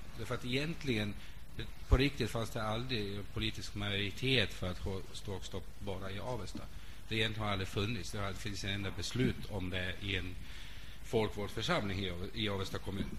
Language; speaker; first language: Swedish; non-native, fluent; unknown